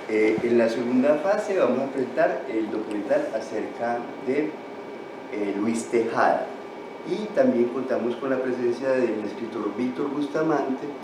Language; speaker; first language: Spanish; native; Spanish